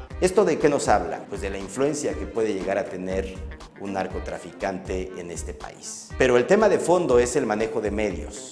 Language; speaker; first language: Spanish; native; Spanish